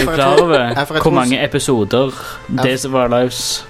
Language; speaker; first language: Norwegian; native; Norwegian